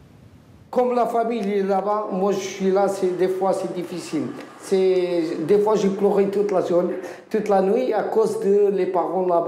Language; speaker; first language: French; non-native, learner; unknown